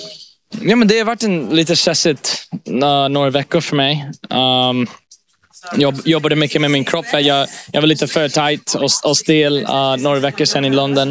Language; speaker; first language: Swedish; early bilingual, heritage; English